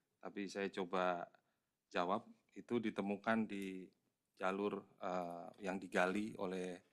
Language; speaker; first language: Indonesian; native; Indonesian